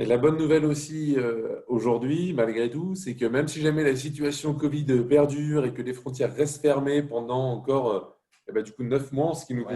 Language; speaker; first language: French; native; French